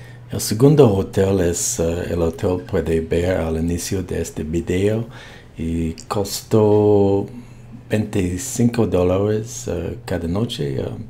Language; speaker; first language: Spanish; non-native, learner; English